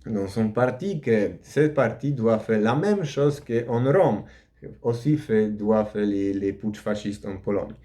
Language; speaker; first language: French; non-native, learner; Polish